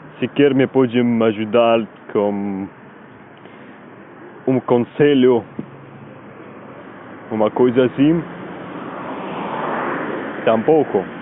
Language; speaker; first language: Portuguese; non-native, learner; Spanish